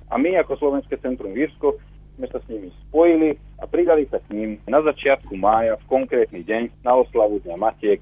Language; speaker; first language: Slovak; native; Slovak